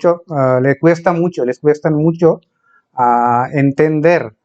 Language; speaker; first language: Spanish; non-native, fluent; Bangla